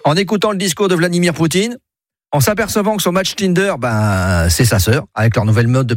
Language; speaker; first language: French; native; French